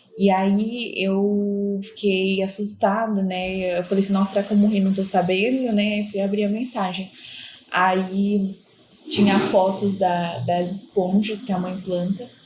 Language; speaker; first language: Portuguese; native; Portuguese